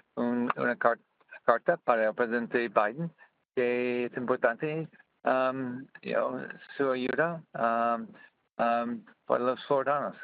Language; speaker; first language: Spanish; non-native, learner; English